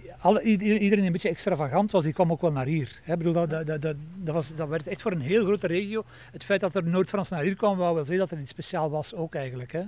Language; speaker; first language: Dutch; native; Dutch